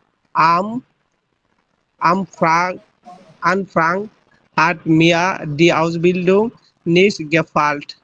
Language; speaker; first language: German; non-native, learner; Bangla